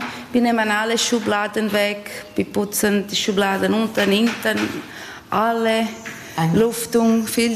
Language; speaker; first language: German; non-native, learner; Portuguese